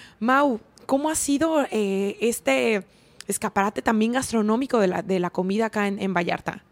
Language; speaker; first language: Spanish; native; Spanish